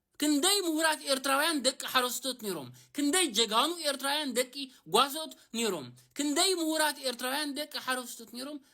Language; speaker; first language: Tigrinya; early bilingual, heritage; Tigrinya